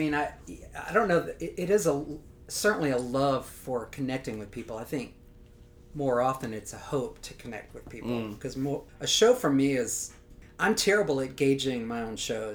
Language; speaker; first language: English; native; English